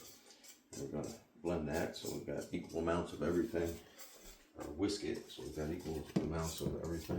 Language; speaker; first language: English; native; English